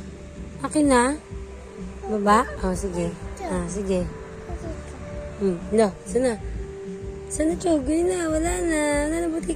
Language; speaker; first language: Filipino; native; Filipino